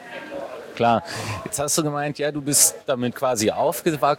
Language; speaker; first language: German; native; German